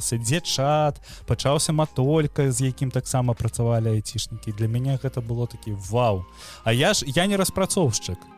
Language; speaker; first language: Belarusian; non-native, local second language; Russian